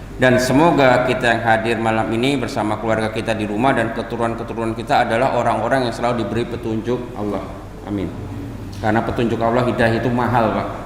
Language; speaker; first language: Indonesian; native; Indonesian